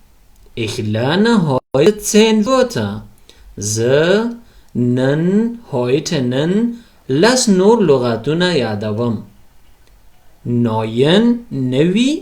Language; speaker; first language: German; non-native, fluent; Pashto